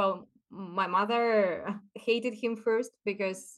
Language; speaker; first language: English; non-native, fluent; Russian